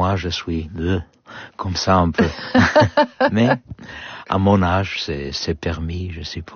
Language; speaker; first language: French; non-native, fluent; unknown